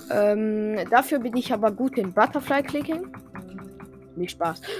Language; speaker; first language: German; non-native, fluent; French